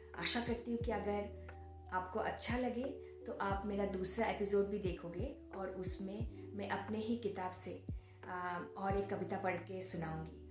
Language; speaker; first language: Hindi; non-native, local second language; Bangla